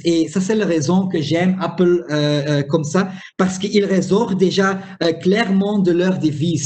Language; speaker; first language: French; non-native, local second language; Dutch